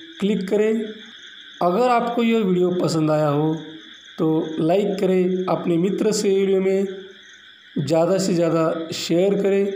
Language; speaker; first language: Hindi; non-native, local second language; Marathi